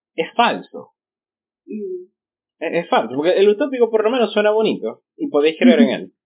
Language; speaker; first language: Spanish; native; Spanish